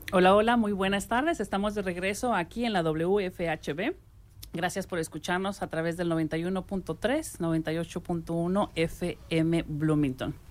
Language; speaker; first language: Spanish; native; Spanish